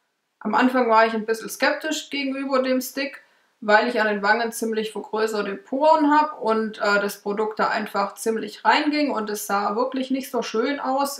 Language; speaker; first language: German; native; German